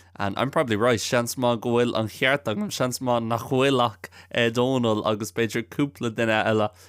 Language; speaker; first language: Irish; non-native, local second language; English